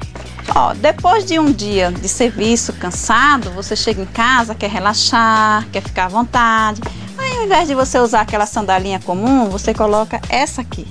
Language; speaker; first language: Portuguese; native; Portuguese